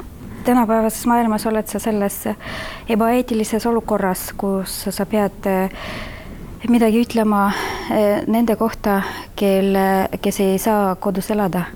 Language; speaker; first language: Estonian; non-native, fluent; Udmurt